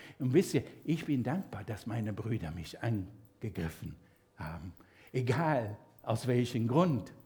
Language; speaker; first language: German; non-native, fluent; Spanish